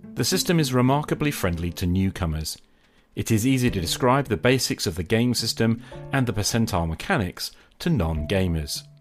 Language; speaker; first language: English; native; English